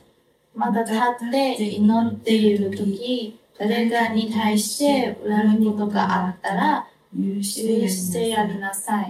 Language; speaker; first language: Japanese; non-native, fluent; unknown